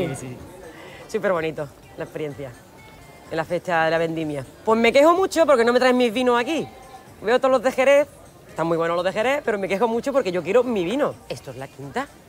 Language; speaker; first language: Spanish; native; Spanish